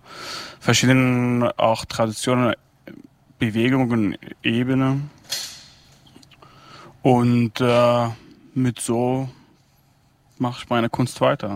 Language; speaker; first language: German; non-native, fluent; Arabic